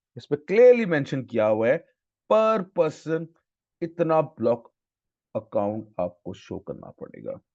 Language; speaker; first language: Urdu; non-native, local second language; Punjabi